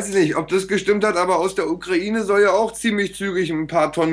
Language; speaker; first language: German; native; German